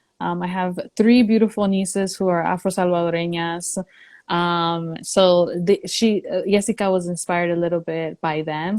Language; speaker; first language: English; early bilingual, other home language; Spanish